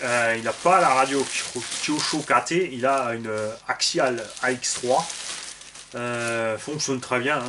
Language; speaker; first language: French; native; French